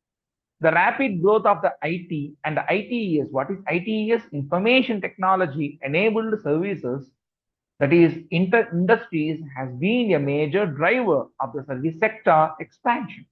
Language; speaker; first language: English; non-native, local second language; Tamil